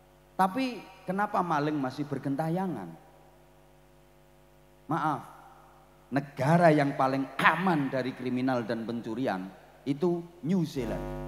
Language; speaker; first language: Indonesian; non-native, local second language; Javanese